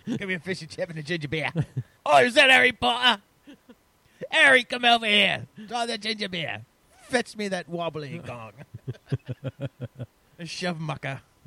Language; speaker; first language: English; native; English